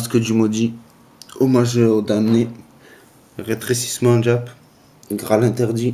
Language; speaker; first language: French; native; French